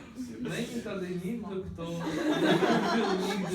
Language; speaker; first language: Czech; non-native, learner; Ukrainian